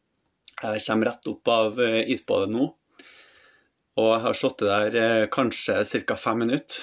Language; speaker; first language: Norwegian; native; Norwegian